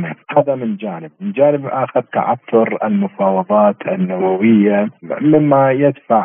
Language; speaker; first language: Arabic; native; Arabic